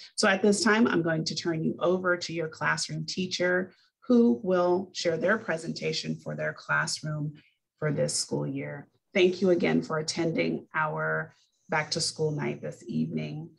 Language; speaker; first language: English; native; English